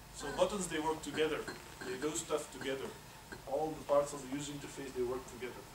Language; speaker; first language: English; non-native, fluent; Dutch